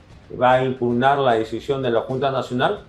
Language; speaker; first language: Spanish; native; Spanish